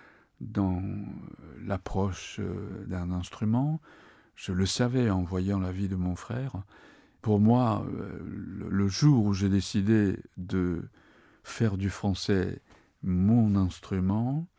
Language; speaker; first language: French; non-native, fluent; Japanese